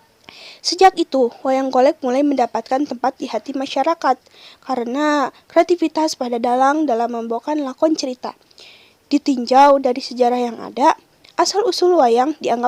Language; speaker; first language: Indonesian; native; Indonesian